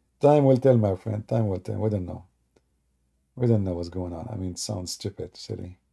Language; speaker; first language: English; non-native, fluent; Arabic